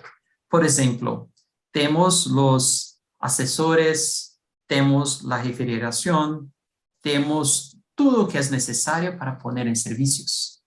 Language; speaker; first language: Spanish; non-native, fluent; Portuguese